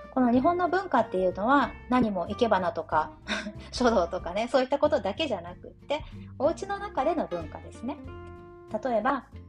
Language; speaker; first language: Japanese; native; Japanese